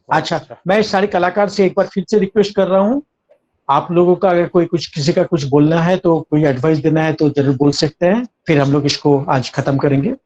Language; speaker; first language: Hindi; native; Hindi